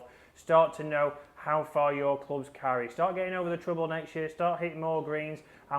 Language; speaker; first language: English; native; English